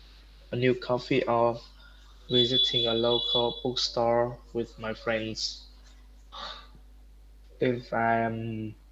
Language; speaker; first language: English; non-native, learner; Vietnamese